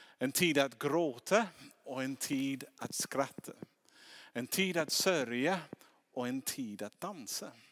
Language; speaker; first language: Swedish; non-native, fluent; English